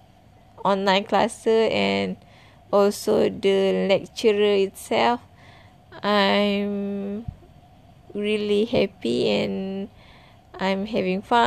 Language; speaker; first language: English; non-native, learner; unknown